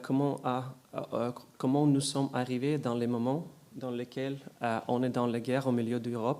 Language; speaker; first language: French; non-native, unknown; Ukrainian